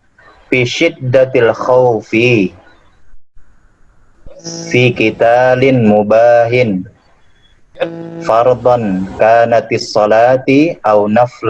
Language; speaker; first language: Arabic; non-native, learner; Indonesian